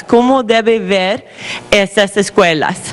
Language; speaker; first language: Spanish; non-native, fluent; English